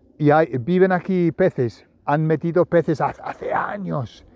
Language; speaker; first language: Spanish; non-native, fluent; English